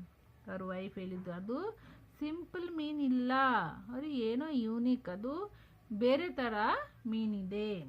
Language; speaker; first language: Kannada; non-native, local second language; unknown